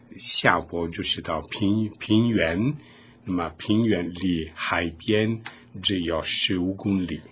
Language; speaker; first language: Chinese; non-native, fluent; Italian